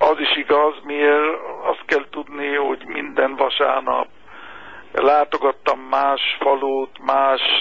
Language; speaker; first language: Hungarian; non-native, fluent; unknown